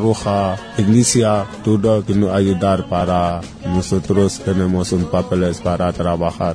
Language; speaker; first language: Spanish; non-native, learner; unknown